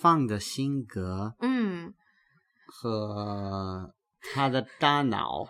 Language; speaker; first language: Chinese; non-native, learner; English